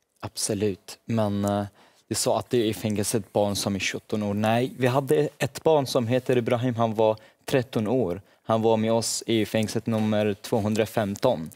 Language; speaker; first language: Swedish; non-native, learner; Arabic